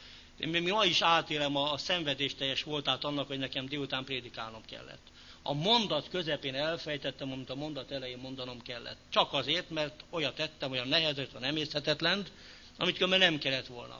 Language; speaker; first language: Hungarian; native; Hungarian